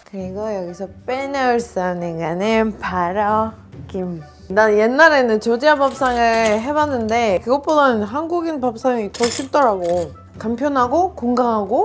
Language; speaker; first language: Korean; non-native, fluent; Georgian